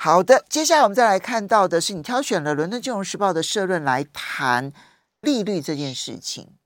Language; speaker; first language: Chinese; native; Chinese